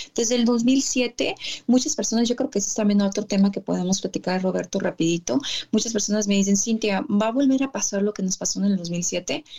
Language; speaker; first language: Spanish; native; Spanish